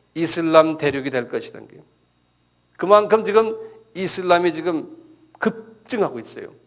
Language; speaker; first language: Korean; native; Korean